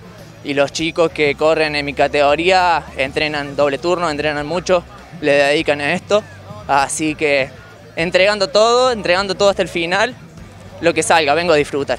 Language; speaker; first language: Spanish; native; Spanish